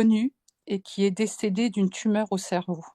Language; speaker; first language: French; native; French